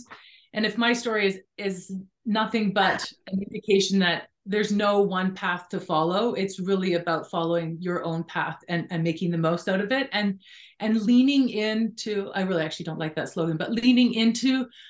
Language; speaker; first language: English; native; English